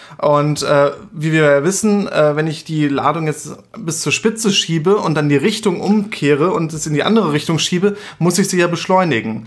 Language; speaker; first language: German; native; German